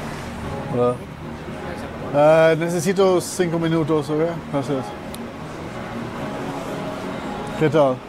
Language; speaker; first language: Spanish; non-native, learner; English